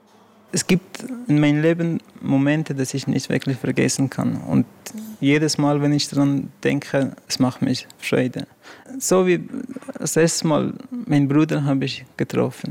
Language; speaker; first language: German; non-native, fluent; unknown